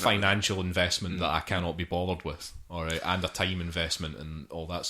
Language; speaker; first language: English; native; English